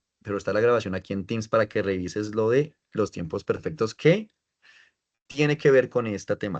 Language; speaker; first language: Spanish; native; Spanish